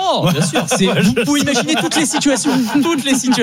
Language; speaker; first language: French; native; French